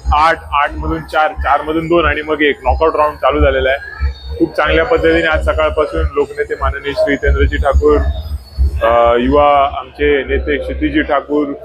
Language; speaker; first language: Marathi; native; Marathi